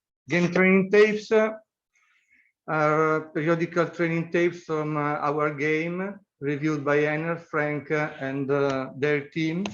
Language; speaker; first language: English; non-native, fluent; Italian